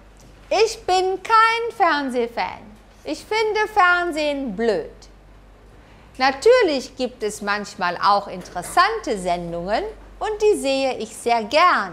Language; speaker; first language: German; non-native, fluent; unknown